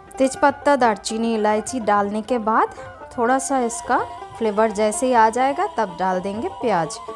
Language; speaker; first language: Hindi; non-native, local second language; Bangla